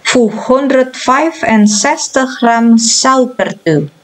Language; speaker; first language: Dutch; non-native, fluent; Indonesian